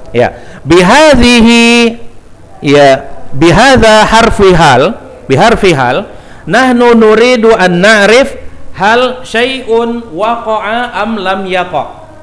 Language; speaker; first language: Arabic; non-native, fluent; Indonesian